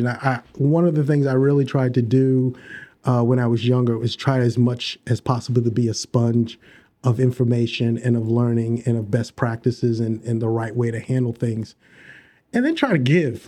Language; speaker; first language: English; native; English